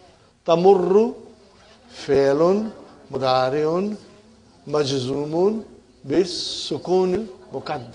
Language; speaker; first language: Arabic; non-native, fluent; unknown